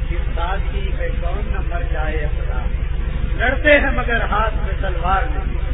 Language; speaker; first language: Urdu; non-native, local second language; Punjabi